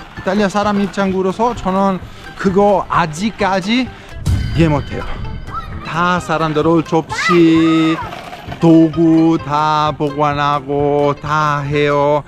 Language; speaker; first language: Korean; non-native, learner; Italian